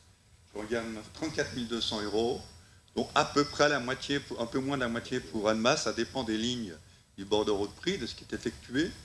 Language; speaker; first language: French; native; French